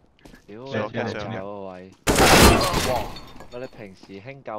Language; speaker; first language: Cantonese; native; Cantonese